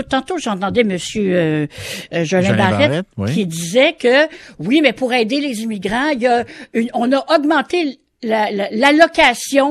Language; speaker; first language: French; native; French